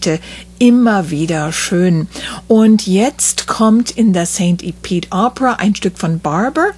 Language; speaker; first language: German; native; German